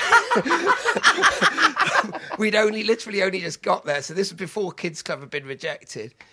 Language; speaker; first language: English; native; English